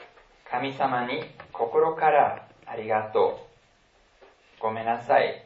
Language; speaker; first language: Japanese; non-native, fluent; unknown